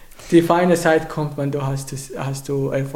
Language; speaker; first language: German; non-native, learner; Arabic